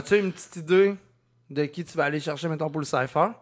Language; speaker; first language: French; native; French